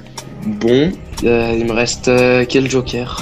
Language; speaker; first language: French; native; French